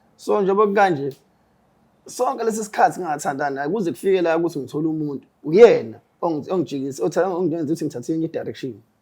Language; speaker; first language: Zulu; native; Zulu